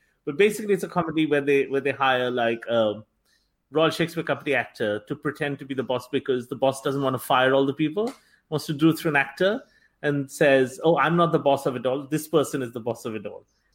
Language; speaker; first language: English; non-native, local second language; Bangla